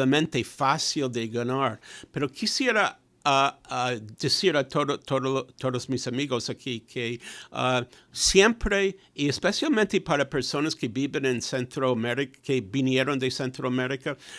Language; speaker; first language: Spanish; non-native, fluent; English